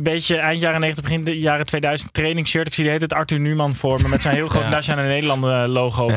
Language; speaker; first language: Dutch; native; Dutch